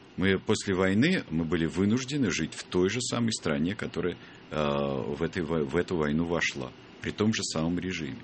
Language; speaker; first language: Russian; native; Russian